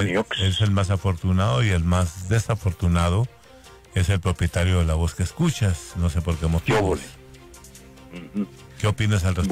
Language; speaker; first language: Spanish; native; Spanish